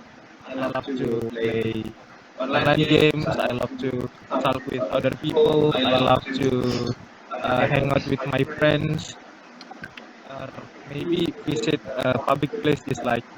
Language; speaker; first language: English; non-native, learner; Indonesian